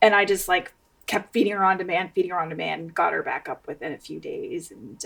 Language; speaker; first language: English; native; English